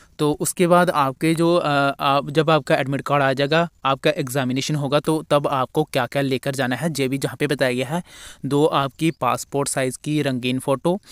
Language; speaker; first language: Hindi; non-native, local second language; Punjabi